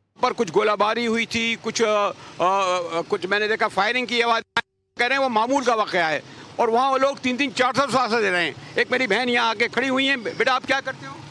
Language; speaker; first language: Urdu; native; Urdu